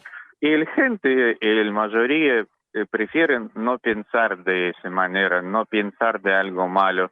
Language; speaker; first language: Spanish; non-native, learner; Russian